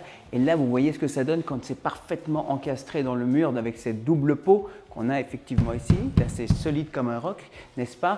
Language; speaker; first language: French; native; French